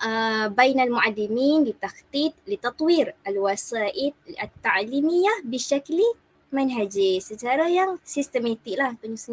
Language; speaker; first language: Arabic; non-native, learner; Malay